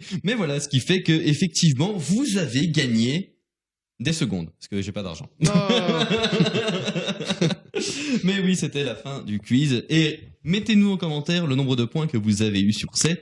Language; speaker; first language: French; native; French